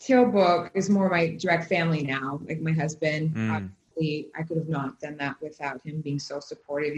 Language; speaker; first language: English; native; English